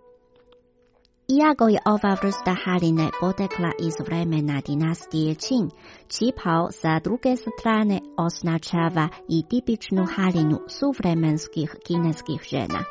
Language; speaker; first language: Croatian; non-native, fluent; Chinese